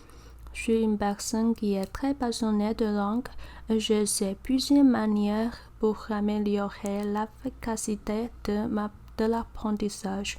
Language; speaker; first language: French; non-native, learner; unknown